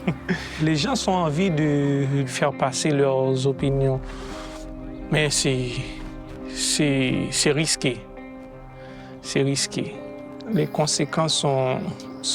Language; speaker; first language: French; non-native, local second language; Haitian Creole